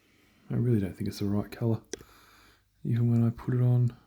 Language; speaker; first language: English; native; English